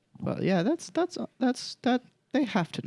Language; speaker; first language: English; native; English